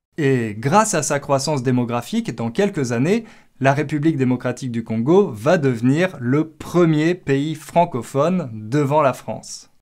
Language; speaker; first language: French; native; French